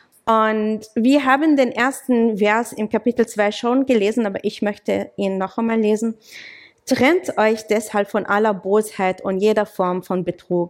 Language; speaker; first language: German; non-native, fluent; English